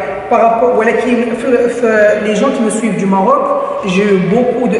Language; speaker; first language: French; non-native, local second language; Arabic